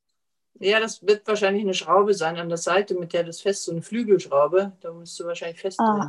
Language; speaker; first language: German; native; German